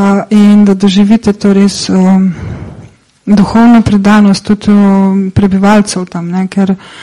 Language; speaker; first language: Slovenian; native; Slovenian